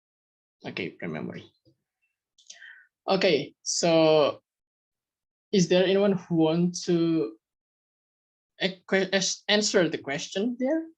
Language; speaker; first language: English; non-native, fluent; Indonesian